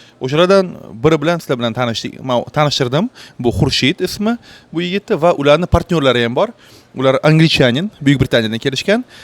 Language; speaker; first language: Uzbek; native; Uzbek